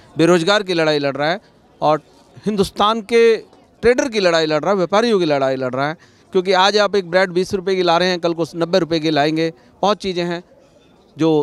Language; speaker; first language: Hindi; native; Hindi